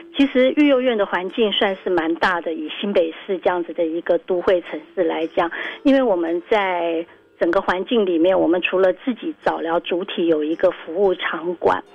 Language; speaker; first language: Chinese; native; Chinese